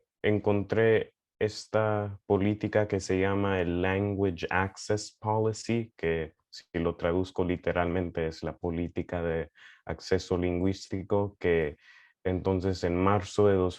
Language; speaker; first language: Spanish; early bilingual, heritage; Spanish